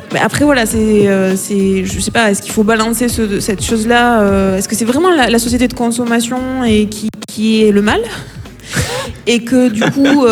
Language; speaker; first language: French; native; French